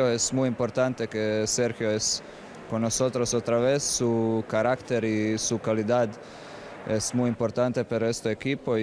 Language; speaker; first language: Spanish; non-native, learner; Croatian